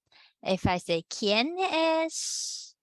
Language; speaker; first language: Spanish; non-native, fluent; Filipino